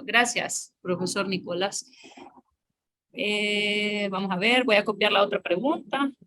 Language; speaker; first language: Spanish; native; Spanish